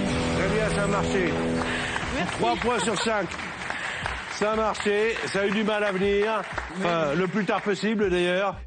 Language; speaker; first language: French; native; French